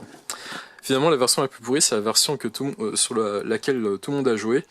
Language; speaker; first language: French; native; French